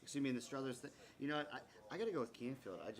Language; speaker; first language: English; native; English